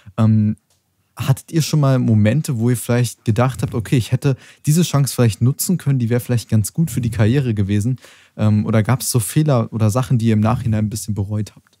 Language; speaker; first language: German; native; German